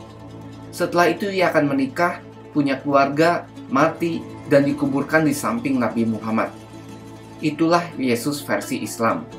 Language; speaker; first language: Indonesian; native; Indonesian